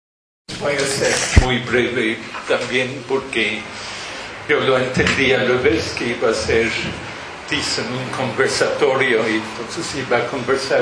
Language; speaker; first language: Spanish; non-native, fluent; English